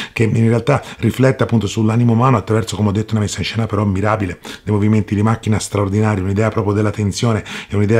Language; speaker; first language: Italian; native; Italian